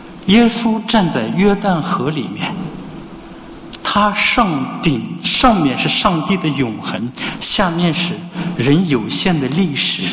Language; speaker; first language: Chinese; native; Chinese